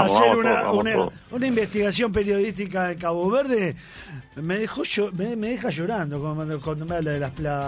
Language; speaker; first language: Spanish; native; Spanish